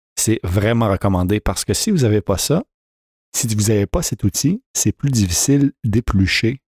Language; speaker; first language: French; early bilingual, heritage; French